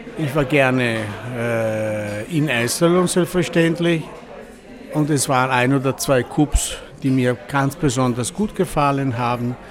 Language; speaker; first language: German; non-native, fluent; Italian